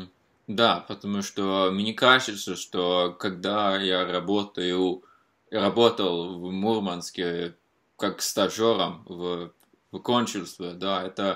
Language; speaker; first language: Russian; non-native, fluent; Norwegian